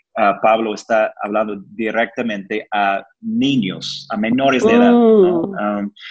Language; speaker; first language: Spanish; non-native, fluent; English